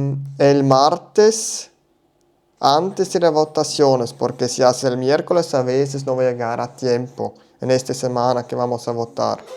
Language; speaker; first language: Spanish; non-native, learner; German